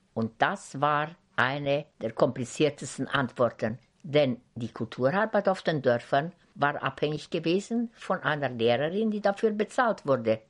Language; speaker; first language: German; native; German